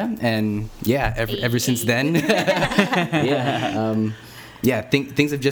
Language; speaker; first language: English; native; English